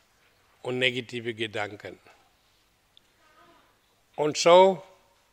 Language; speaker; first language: German; non-native, learner; Hindi